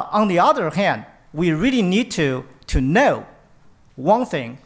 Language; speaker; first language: English; non-native, fluent; Chinese